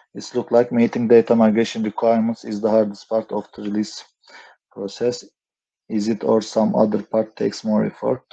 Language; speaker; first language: English; non-native, fluent; Turkish